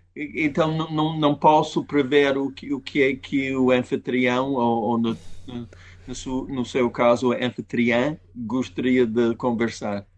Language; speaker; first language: Portuguese; non-native, fluent; English